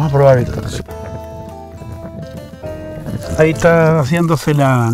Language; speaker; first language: Spanish; native; Spanish